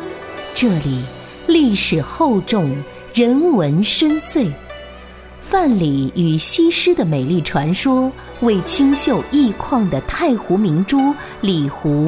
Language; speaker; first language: Chinese; native; Chinese